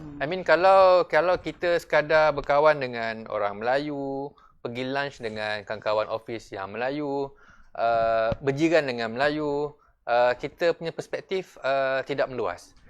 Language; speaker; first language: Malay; native; Malay